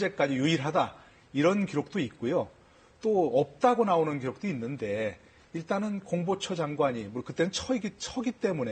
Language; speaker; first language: Korean; native; Korean